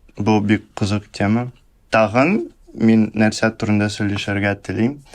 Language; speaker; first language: Tatar; early bilingual, heritage; Russian